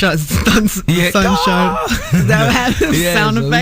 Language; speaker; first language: English; native; English